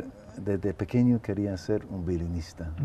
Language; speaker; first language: Spanish; non-native, fluent; English